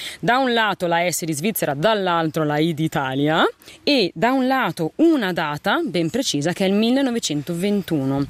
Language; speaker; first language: Italian; native; Italian